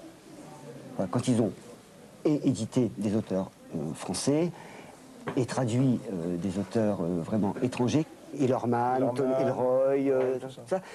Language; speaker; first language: French; native; French